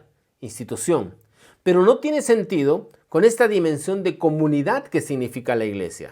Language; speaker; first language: Spanish; native; Spanish